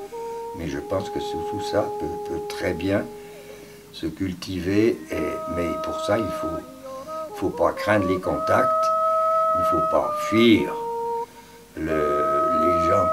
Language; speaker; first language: French; native; French